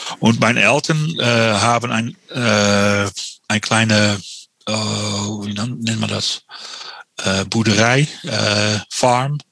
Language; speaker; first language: German; non-native, learner; Dutch